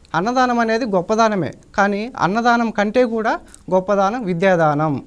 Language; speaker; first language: Telugu; native; Telugu